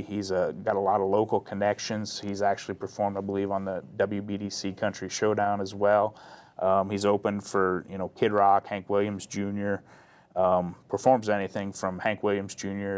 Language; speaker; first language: English; native; English